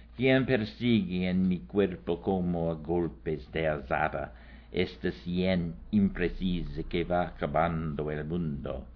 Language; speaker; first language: Spanish; non-native, fluent; English